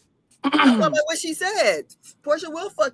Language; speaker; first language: English; native; English